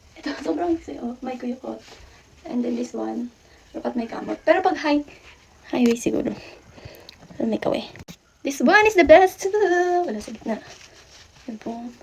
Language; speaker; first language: Filipino; native; Filipino